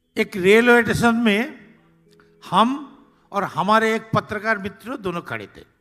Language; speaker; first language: Hindi; non-native, local second language; Bangla